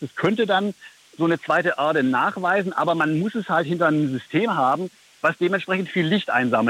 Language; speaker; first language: German; native; German